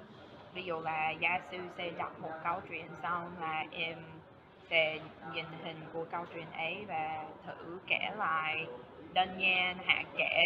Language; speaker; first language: Vietnamese; non-native, fluent; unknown